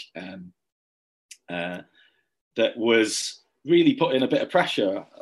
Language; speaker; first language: English; native; English